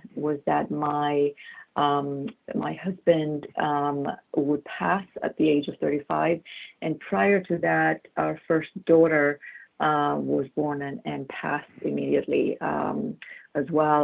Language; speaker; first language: English; non-native, fluent; Greek